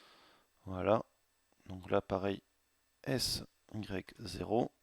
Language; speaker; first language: French; native; French